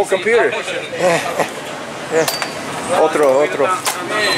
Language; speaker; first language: Spanish; non-native, learner; English